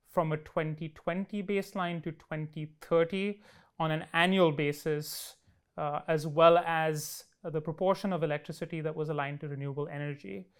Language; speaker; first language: English; non-native, local second language; Hindi